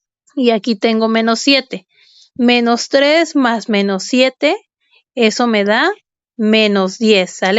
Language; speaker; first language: Spanish; native; Spanish